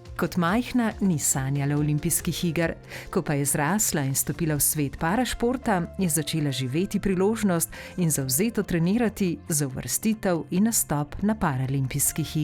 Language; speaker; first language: Slovenian; native; Slovenian